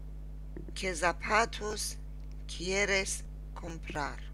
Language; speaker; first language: Spanish; non-native, learner; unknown